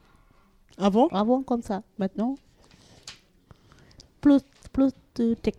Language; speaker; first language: French; non-native, learner; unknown